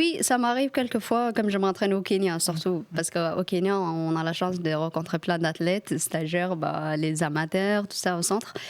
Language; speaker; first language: French; non-native, fluent; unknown